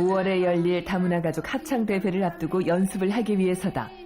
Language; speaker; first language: Korean; native; Korean